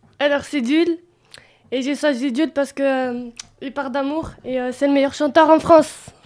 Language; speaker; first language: French; early bilingual, other home language; Romanian